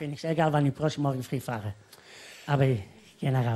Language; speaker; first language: German; non-native, learner; Italian